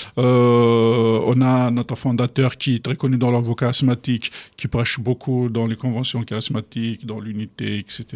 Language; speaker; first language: French; non-native, local second language; Kabyle